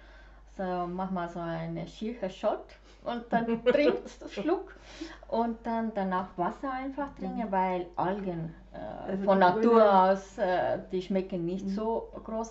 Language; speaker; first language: German; non-native, fluent; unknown